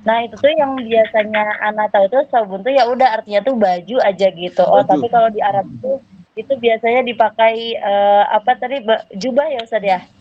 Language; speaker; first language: Indonesian; native; Indonesian